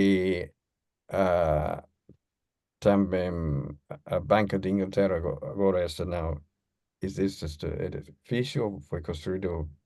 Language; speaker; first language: Portuguese; non-native, learner; English